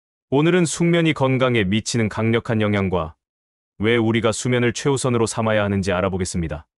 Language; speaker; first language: Korean; native; Korean